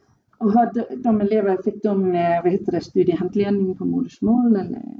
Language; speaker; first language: Swedish; non-native, fluent; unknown